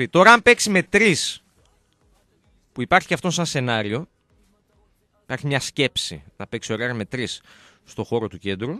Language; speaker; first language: Greek; native; Greek